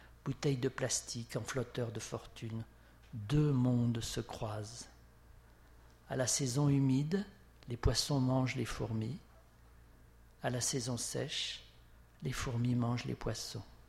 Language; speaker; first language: French; native; French